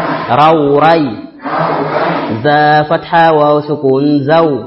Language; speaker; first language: Arabic; non-native, fluent; Swahili